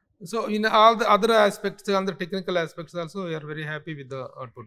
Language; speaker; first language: English; non-native, local second language; Telugu